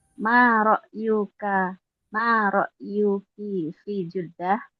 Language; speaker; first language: Arabic; non-native, learner; Indonesian